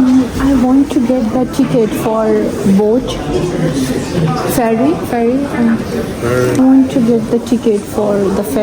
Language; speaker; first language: English; non-native, local second language; Urdu